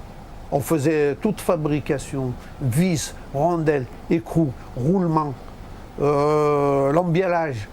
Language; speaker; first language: French; early bilingual, other home language; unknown